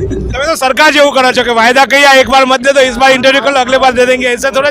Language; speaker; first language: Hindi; non-native, local second language; Gujarati